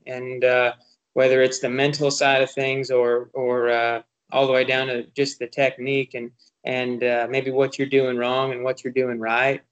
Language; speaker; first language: English; native; English